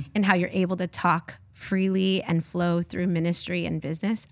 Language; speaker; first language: English; early bilingual, other home language; Filipino